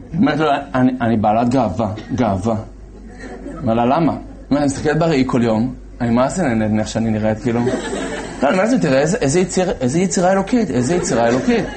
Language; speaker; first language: Hebrew; native; Hebrew